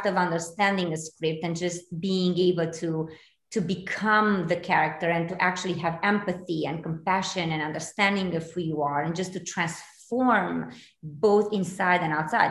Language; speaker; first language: English; non-native, fluent; Romanian